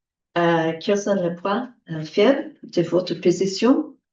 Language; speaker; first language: French; non-native, learner; English